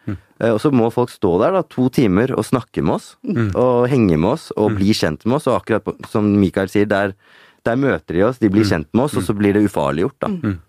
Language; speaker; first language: Norwegian; early bilingual, other home language; Punjabi